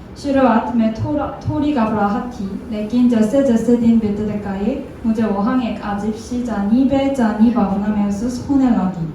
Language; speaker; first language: Hindi; non-native, learner; Korean